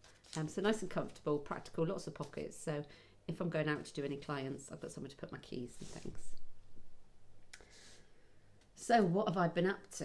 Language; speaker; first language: English; native; English